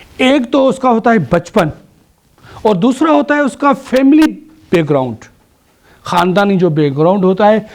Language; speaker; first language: Urdu; non-native, local second language; Sindhi